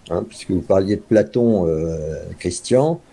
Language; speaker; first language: French; native; French